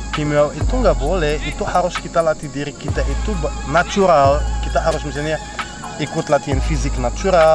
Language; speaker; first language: Indonesian; non-native, fluent; Arabic